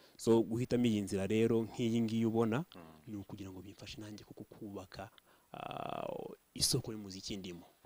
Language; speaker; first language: Kinyarwanda; native; Kinyarwanda